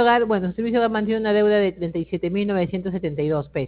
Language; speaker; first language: Spanish; native; Spanish